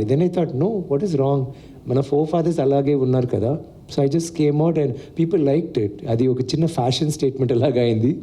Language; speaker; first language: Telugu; non-native, learner; Tamil